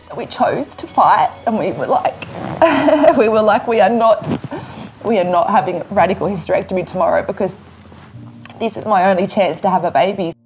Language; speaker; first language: English; native; English